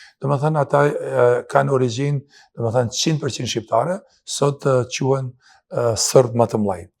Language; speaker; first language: Albanian; native; Albanian